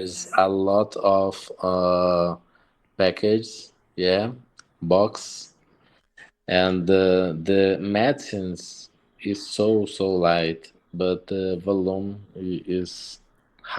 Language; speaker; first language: English; non-native, learner; Portuguese